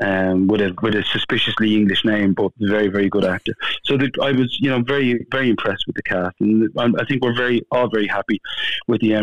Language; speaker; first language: English; native; English